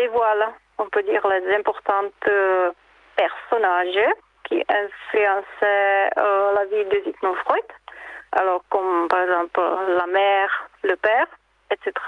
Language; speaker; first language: French; non-native, learner; Czech